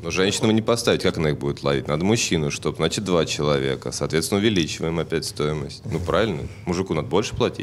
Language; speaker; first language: Russian; native; Russian